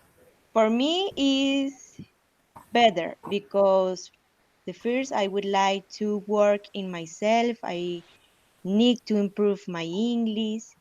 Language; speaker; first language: English; non-native, learner; Spanish